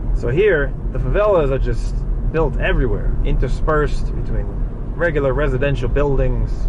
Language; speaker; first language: English; native; English